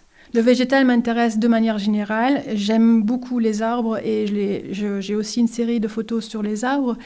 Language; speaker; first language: French; non-native, fluent; German